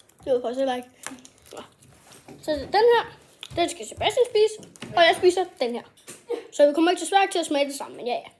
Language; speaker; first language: Danish; native; Danish